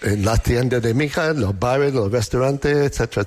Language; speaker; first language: Spanish; non-native, learner; English